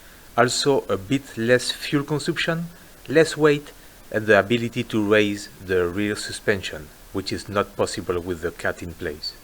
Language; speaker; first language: English; non-native, fluent; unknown